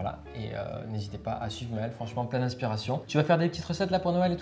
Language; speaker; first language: French; native; French